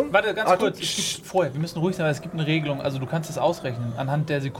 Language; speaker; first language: German; native; German